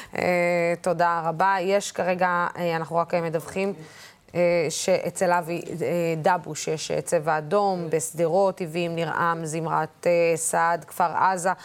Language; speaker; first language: Hebrew; non-native, local second language; Arabic